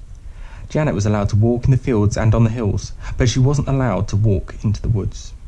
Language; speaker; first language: English; native; English